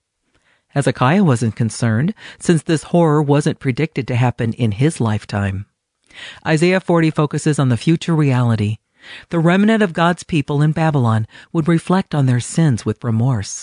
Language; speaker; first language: English; native; English